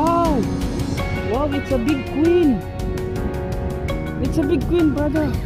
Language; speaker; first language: English; non-native, local second language; Filipino